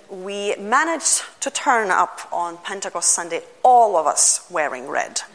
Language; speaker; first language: English; non-native, fluent; Lithuanian